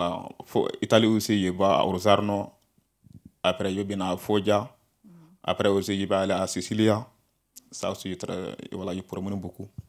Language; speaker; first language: French; non-native, learner; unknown